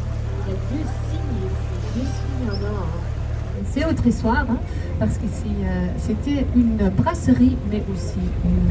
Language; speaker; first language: French; non-native, local second language; Dutch